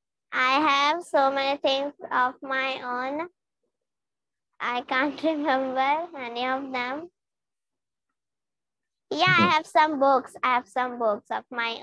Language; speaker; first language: English; non-native, learner; Hindi